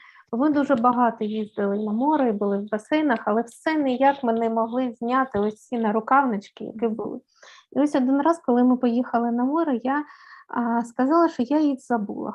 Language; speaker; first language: Ukrainian; native; Ukrainian